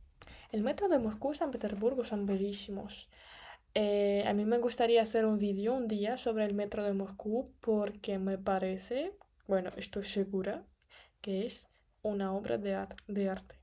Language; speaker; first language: Spanish; non-native, fluent; Russian